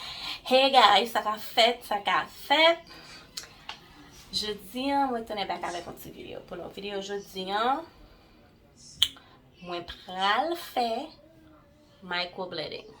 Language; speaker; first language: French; non-native, local second language; Haitian Creole